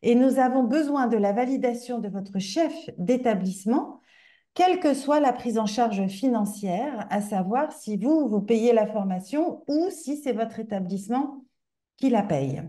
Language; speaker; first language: French; native; French